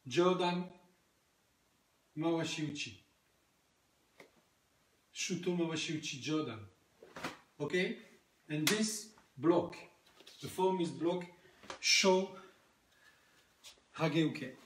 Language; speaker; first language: English; non-native, learner; French